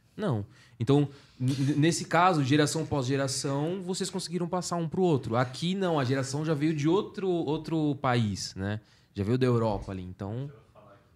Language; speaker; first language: Portuguese; native; Portuguese